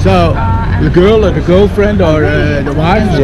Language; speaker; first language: English; non-native, learner; Dutch